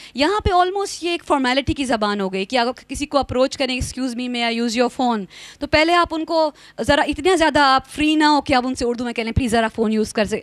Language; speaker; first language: Urdu; native; Urdu